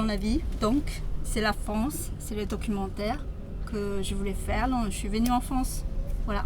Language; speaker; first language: French; non-native, fluent; Chinese